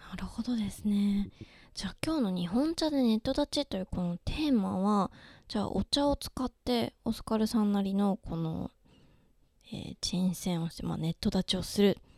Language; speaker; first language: Japanese; native; Japanese